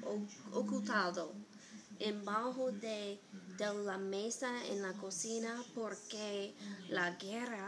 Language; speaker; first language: Spanish; non-native, learner; English